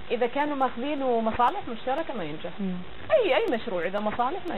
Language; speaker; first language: Arabic; native; Arabic